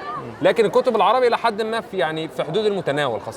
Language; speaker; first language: Arabic; native; Arabic